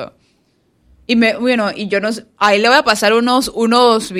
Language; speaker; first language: Spanish; native; Spanish